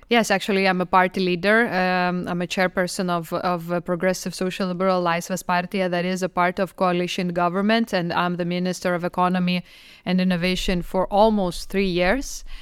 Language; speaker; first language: English; non-native, fluent; Lithuanian